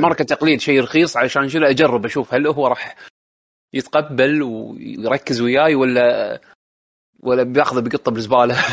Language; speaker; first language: Arabic; native; Arabic